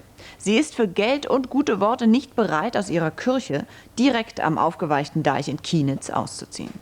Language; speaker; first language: German; native; German